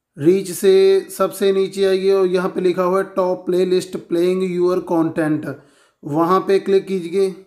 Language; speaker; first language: Hindi; non-native, local second language; Punjabi